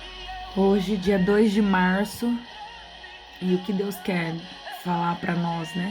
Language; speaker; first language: Portuguese; native; Portuguese